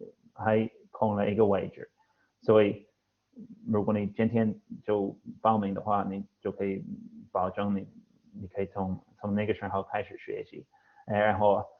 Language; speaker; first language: Chinese; non-native, fluent; English